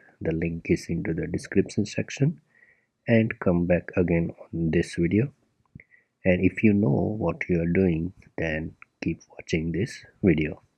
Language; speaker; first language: English; non-native, local second language; Gujarati